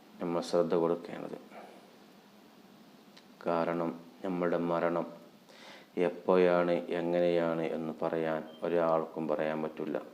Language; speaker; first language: Malayalam; native; Malayalam